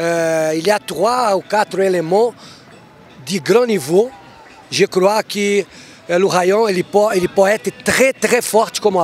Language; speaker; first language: French; non-native, fluent; Portuguese